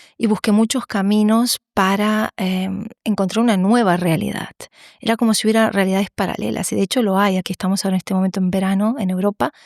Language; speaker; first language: Spanish; native; Spanish